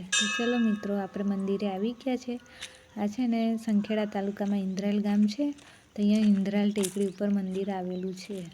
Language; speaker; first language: Gujarati; native; Gujarati